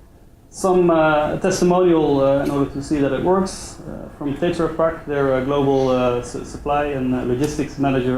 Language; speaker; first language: English; non-native, fluent; Dutch